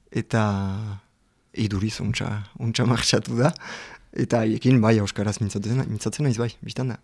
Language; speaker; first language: Basque; non-native, local second language; French